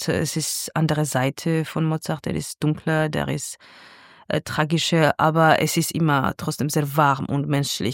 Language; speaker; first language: German; non-native, fluent; Georgian